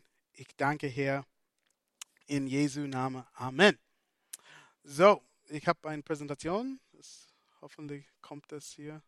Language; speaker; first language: German; non-native, fluent; English